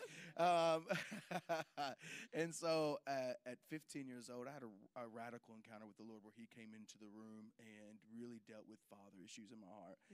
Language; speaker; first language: English; native; English